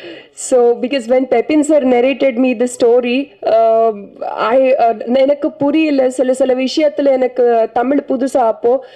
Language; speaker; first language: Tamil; non-native, fluent; Telugu